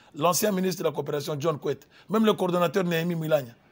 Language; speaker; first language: French; non-native, local second language; Lingala